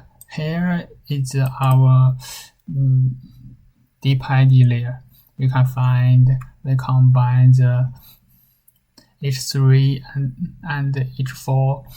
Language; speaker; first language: English; non-native, learner; Chinese